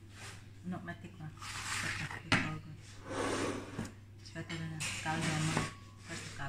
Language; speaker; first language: Italian; non-native, learner; Indonesian